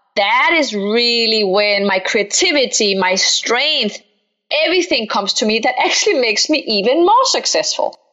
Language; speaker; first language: English; non-native, fluent; Danish